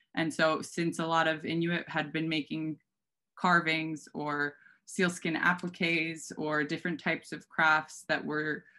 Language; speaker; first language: English; native; English